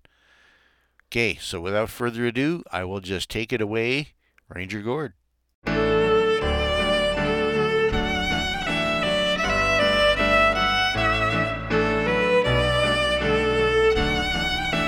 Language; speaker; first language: English; native; English